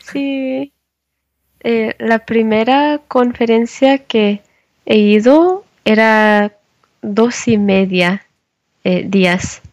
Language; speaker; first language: Spanish; non-native, learner; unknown